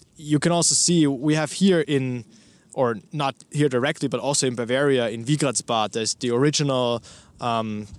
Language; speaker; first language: English; non-native, fluent; German